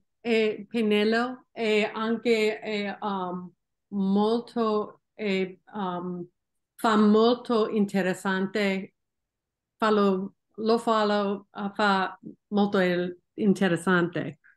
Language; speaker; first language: Italian; non-native, learner; English